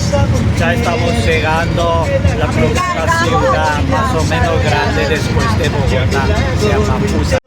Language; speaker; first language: Spanish; non-native, fluent; Japanese